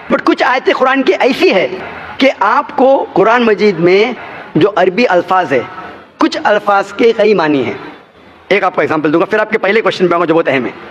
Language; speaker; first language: Hindi; non-native, local second language; Konkani